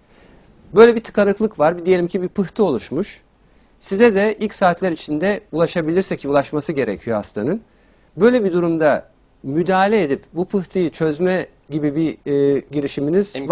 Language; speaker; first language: Turkish; native; Turkish